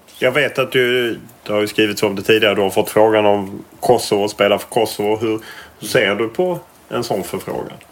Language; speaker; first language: Swedish; native; Swedish